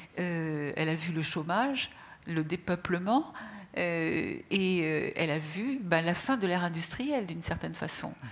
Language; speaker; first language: French; native; French